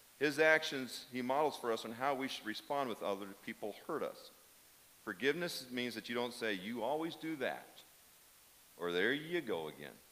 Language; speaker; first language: English; native; English